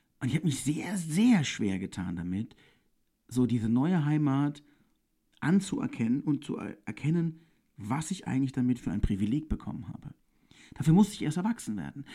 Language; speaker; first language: German; native; German